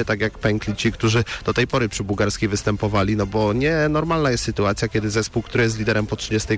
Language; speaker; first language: Polish; native; Polish